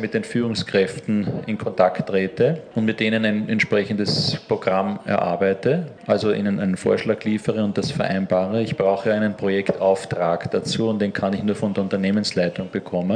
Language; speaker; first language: German; native; German